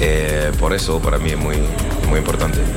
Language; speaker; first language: Spanish; non-native, learner; French